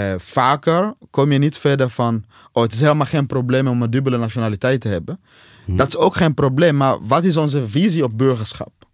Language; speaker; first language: Dutch; non-native, fluent; Swahili